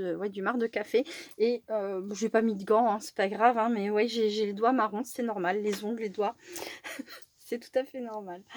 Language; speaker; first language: French; native; French